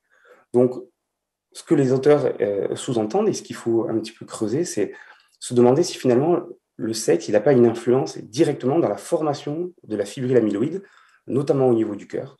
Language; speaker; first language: French; native; French